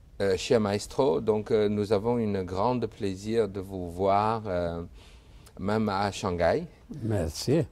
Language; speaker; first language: French; non-native, fluent; Chinese